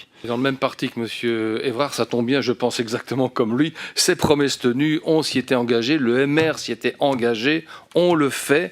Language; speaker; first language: French; native; French